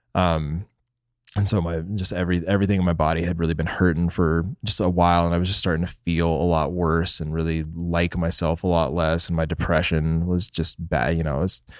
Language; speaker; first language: English; native; English